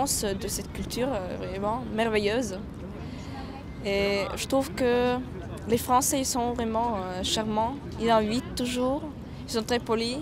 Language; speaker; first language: French; non-native, fluent; Latvian